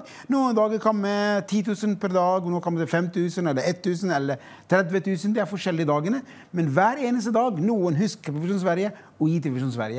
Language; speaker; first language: Norwegian; non-native, fluent; Arabic